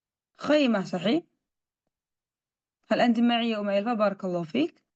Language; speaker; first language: Arabic; non-native, fluent; Indonesian